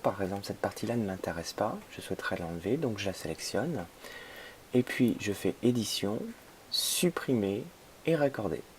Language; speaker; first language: French; native; French